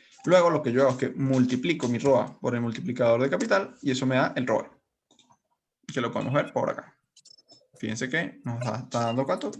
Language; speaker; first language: Spanish; native; Spanish